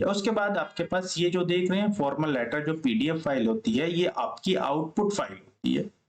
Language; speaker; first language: Hindi; native; Hindi